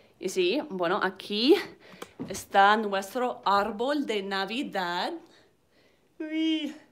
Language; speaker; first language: Spanish; non-native, learner; English